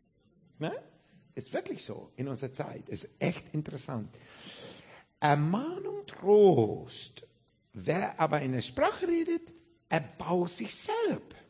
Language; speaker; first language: German; non-native, fluent; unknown